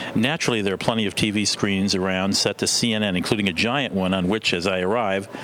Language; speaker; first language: English; non-native, fluent; Korean